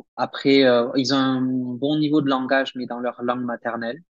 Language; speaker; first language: French; native; French